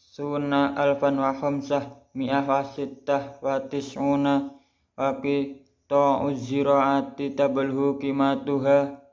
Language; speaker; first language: Arabic; non-native, learner; Indonesian